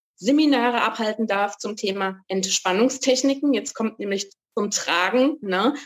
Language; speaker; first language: German; native; German